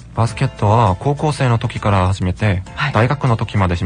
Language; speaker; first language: Japanese; non-native, learner; Korean